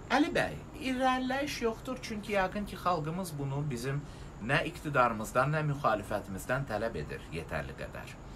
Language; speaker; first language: Azerbaijani; non-native, local second language; Russian